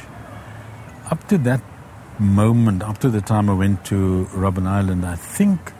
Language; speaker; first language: English; native; English